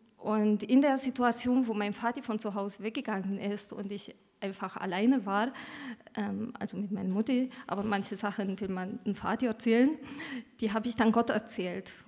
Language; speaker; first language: German; early bilingual, other home language; Romanian